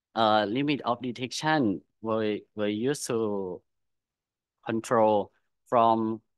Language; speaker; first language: English; non-native, learner; Thai